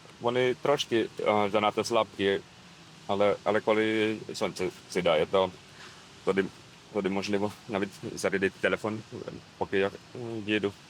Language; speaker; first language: Ukrainian; non-native, learner; Finnish